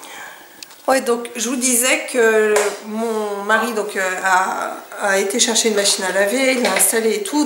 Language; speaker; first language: French; native; French